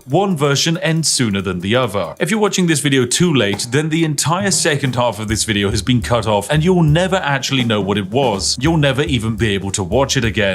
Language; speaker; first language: English; native; English